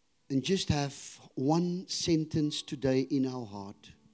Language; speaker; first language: English; non-native, local second language; Afrikaans